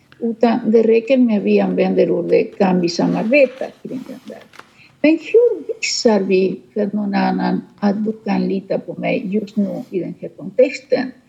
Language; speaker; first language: Swedish; non-native, fluent; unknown